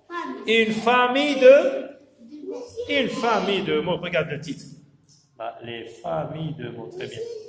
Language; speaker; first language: French; non-native, local second language; Arabic